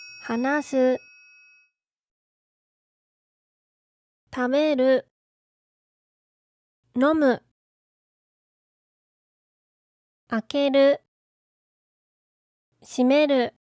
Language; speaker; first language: Japanese; native; Japanese